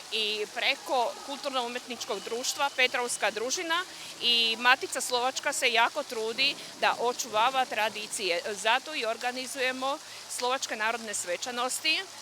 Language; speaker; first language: Serbian; non-native, local second language; Slovak